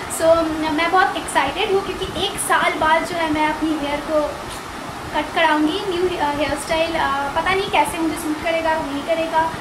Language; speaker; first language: Hindi; non-native, local second language; Bangla